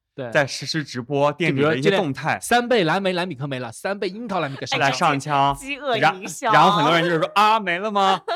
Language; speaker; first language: Chinese; native; Chinese